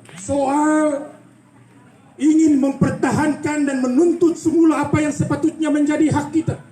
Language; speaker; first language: Malay; native; Malay